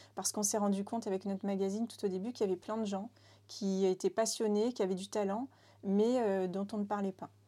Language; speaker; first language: French; native; French